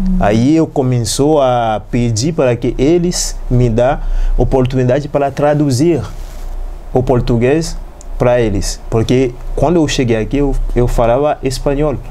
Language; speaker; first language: Portuguese; non-native, learner; Haitian Creole